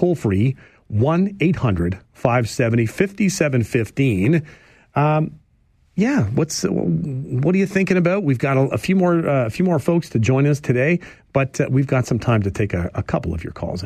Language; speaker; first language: English; native; English